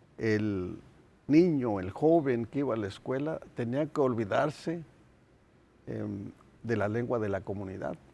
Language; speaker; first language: Spanish; non-native, local second language; Nahuatl languages